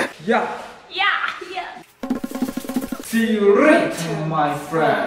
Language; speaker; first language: English; non-native, fluent; Chinese